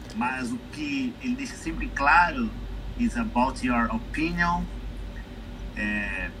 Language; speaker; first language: Portuguese; native; Portuguese